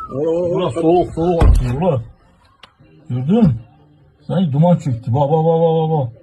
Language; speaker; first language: Turkish; native; Turkish